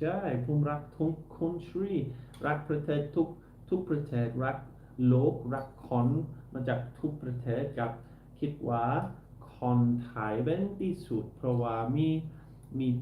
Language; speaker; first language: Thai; non-native, learner; English